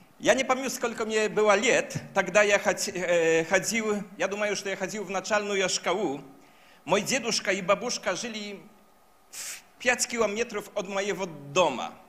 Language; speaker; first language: Russian; non-native, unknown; Polish